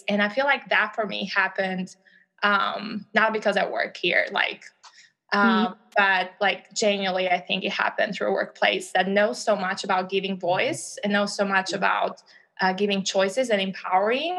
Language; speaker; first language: English; non-native, fluent; Albanian